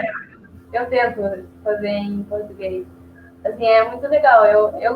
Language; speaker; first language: Portuguese; early bilingual, heritage; Portuguese